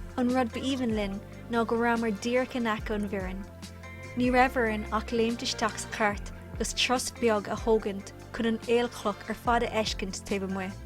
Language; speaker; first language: Irish; non-native, local second language; English